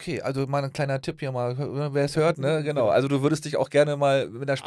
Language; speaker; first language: German; native; German